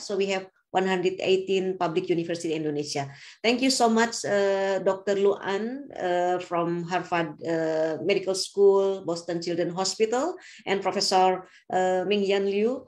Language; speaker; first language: English; non-native, fluent; Indonesian